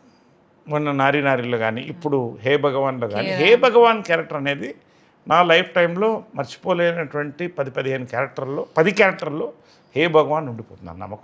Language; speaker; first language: Telugu; native; Telugu